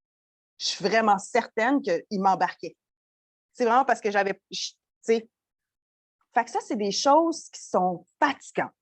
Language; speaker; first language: French; native; French